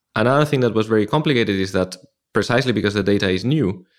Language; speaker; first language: English; non-native, fluent; Spanish